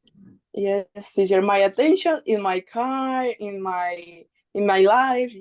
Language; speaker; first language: English; non-native, learner; Spanish